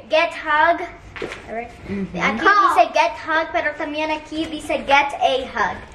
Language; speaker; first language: Spanish; early bilingual, heritage; Spanish